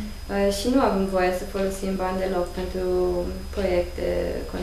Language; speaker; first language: Romanian; non-native, learner; English